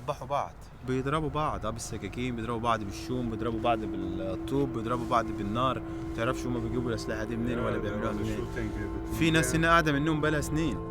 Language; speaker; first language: Arabic; native; Arabic